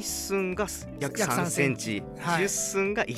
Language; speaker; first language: Japanese; native; Japanese